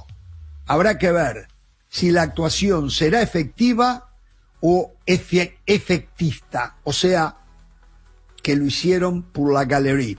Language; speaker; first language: Spanish; native; Spanish